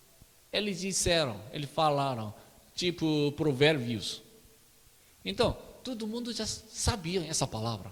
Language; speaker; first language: Portuguese; non-native, learner; Korean